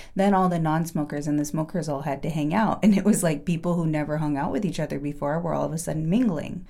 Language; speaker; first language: English; native; English